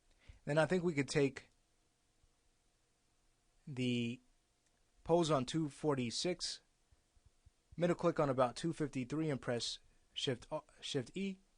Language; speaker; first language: English; native; English